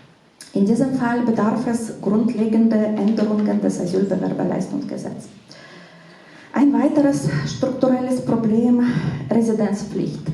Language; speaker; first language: German; non-native, fluent; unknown